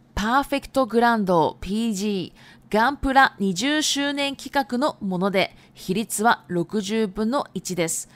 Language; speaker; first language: Japanese; non-native, fluent; Chinese